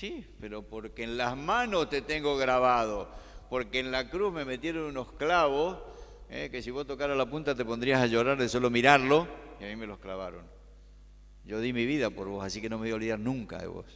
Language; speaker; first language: Spanish; native; Spanish